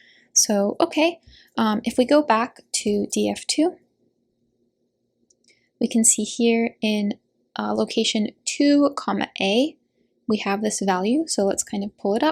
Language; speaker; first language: English; native; English